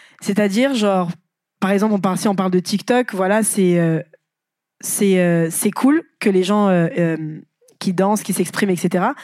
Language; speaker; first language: French; non-native, local second language; Lingala